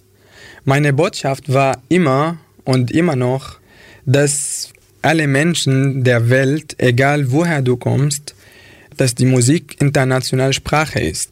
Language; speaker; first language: German; non-native, fluent; Arabic